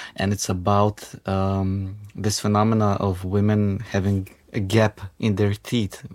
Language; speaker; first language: English; non-native, fluent; Macedonian